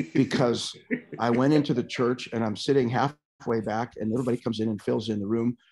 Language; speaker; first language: English; native; English